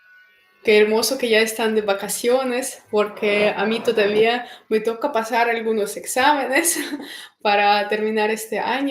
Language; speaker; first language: Spanish; non-native, fluent; Russian